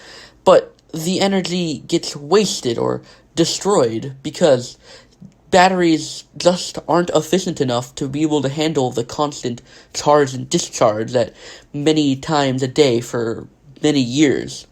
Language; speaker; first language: English; native; English